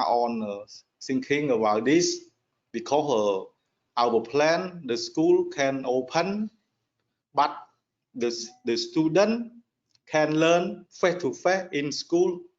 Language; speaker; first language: English; non-native, learner; Khmer